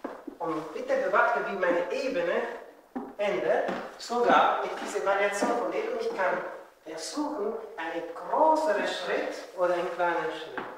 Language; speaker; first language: German; non-native, fluent; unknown